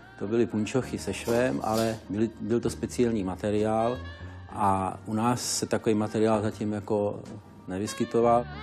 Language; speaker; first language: Czech; native; Czech